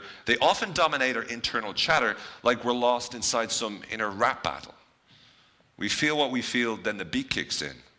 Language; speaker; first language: English; native; English